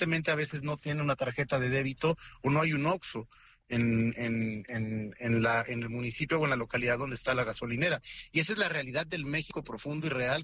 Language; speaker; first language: Spanish; native; Spanish